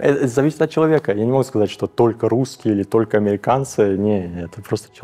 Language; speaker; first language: Russian; early bilingual, heritage; English